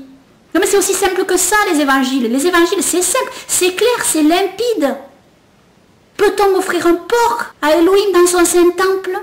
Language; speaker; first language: French; native; French